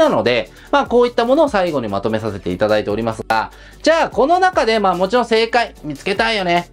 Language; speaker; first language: Japanese; native; Japanese